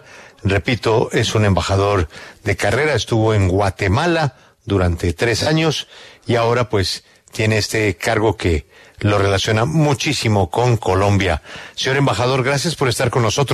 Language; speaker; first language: Spanish; native; Spanish